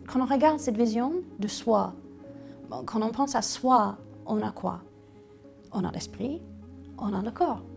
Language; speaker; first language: French; non-native, fluent; English